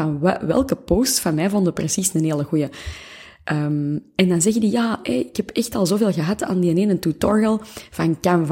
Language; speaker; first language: Dutch; native; Dutch